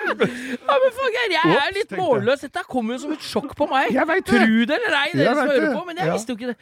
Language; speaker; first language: Norwegian; native; Norwegian